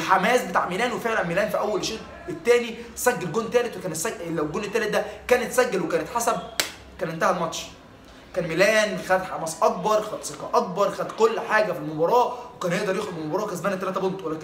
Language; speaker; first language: Arabic; native; Arabic